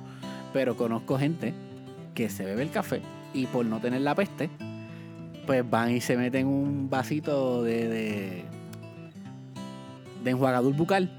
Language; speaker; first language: Spanish; native; Spanish